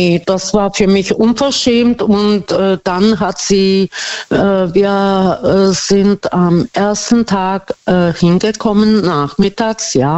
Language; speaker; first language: German; non-native, fluent; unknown